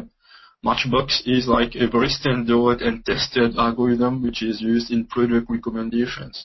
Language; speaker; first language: English; non-native, local second language; Morisyen